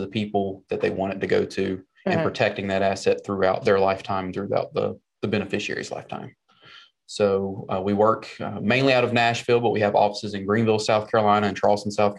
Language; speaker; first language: English; native; English